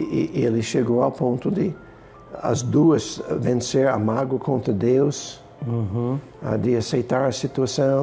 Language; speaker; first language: Portuguese; non-native, fluent; English